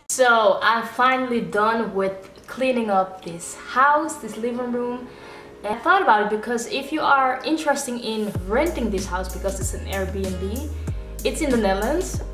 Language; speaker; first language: English; non-native, fluent; Dutch